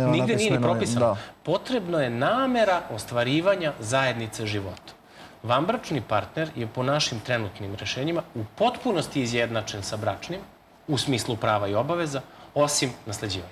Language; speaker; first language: Serbian; native; Serbian